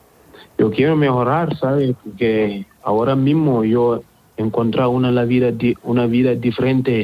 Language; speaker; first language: Spanish; non-native, learner; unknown